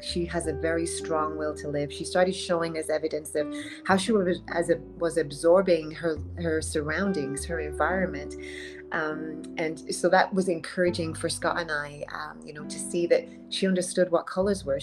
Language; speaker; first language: English; native; English